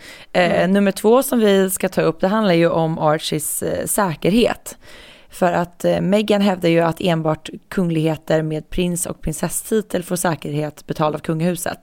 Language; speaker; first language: Swedish; native; Swedish